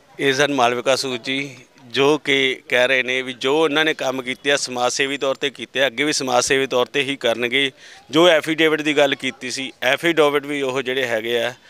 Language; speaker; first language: Punjabi; native; Punjabi